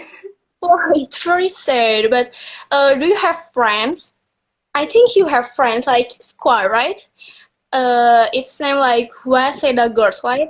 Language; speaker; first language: English; non-native, learner; Indonesian